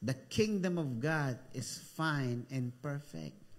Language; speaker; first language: English; non-native, local second language; Filipino